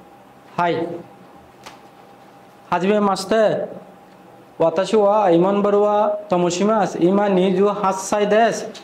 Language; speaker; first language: Japanese; non-native, learner; Bangla